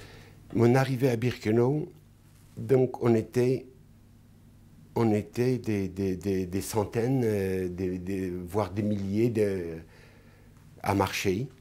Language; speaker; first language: French; non-native, fluent; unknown